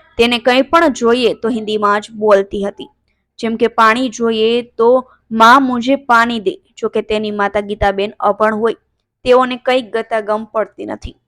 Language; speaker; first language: Gujarati; native; Gujarati